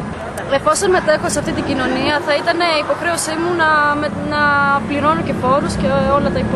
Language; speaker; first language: Greek; early bilingual, other home language; Albanian